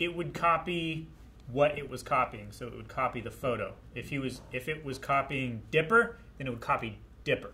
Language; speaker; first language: English; native; English